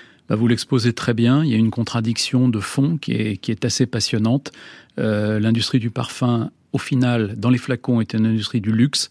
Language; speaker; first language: French; native; French